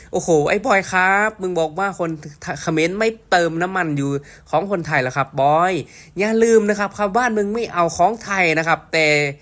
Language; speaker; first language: Thai; native; Thai